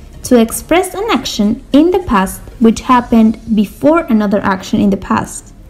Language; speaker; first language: English; non-native, fluent; Spanish